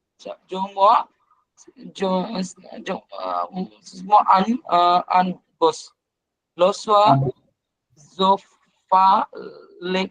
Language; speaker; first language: French; non-native, learner; Bangla